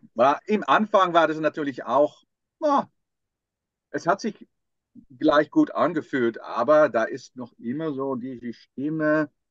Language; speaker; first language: German; non-native, fluent; Dutch